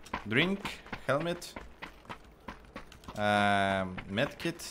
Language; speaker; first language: English; non-native, learner; Russian